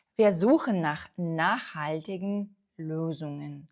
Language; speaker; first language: German; non-native, fluent; Ukrainian